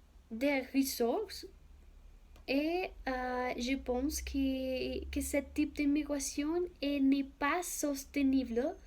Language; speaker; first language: French; non-native, learner; Spanish